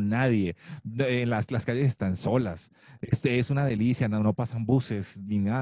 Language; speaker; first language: Spanish; native; Spanish